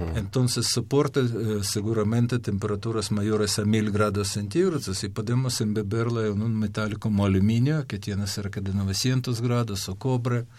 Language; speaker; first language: Spanish; non-native, fluent; Ukrainian